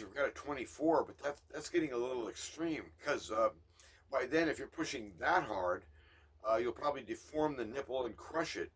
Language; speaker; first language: English; native; English